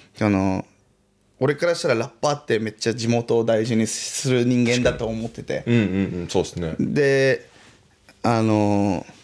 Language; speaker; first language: Japanese; early bilingual, other home language; Portuguese